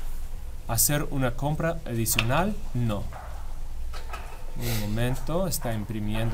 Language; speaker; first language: Spanish; non-native, fluent; English